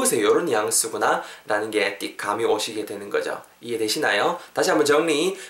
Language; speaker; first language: Korean; native; Korean